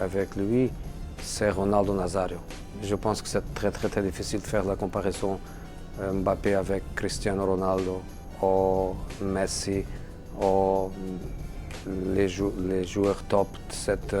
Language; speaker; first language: French; non-native, fluent; Portuguese